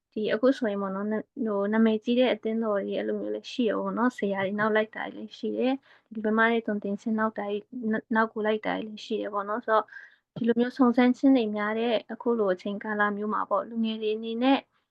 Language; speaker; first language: Burmese; native; Burmese